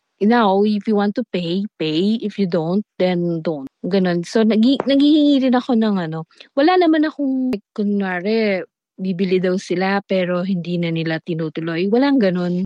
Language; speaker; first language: Filipino; non-native, local second language; Pampanga